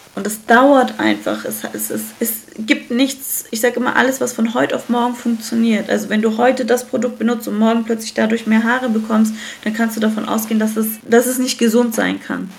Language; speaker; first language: German; early bilingual, other home language; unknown